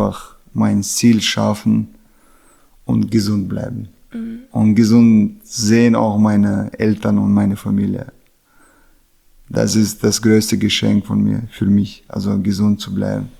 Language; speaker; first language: German; non-native, learner; Chechen